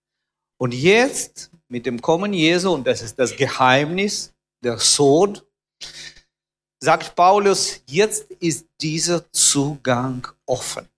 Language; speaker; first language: German; non-native, fluent; Russian